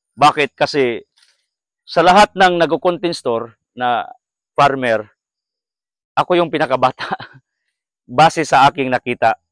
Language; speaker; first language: Filipino; non-native, local second language; Cebuano